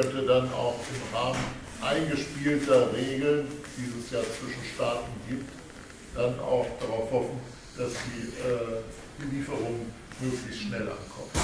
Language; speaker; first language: German; native; German